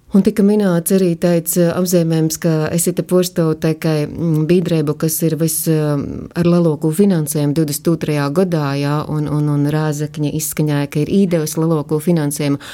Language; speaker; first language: Latvian; native; Latvian